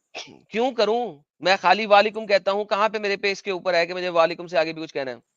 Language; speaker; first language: Urdu; non-native, local second language; Punjabi